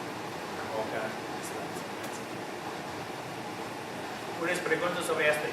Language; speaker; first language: Spanish; non-native, fluent; English